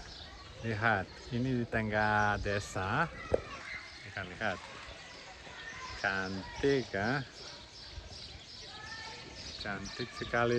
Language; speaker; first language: Indonesian; non-native, learner; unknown